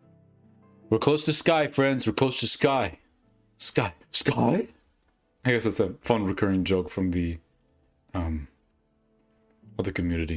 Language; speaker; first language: English; native; English